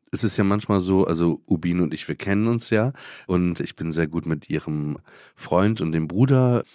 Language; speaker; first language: German; native; German